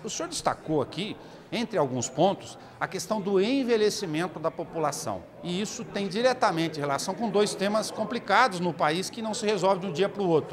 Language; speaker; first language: Portuguese; native; Portuguese